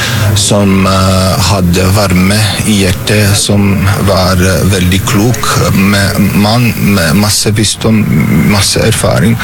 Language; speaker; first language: Norwegian; non-native, fluent; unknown